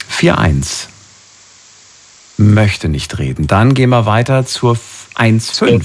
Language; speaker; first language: German; native; German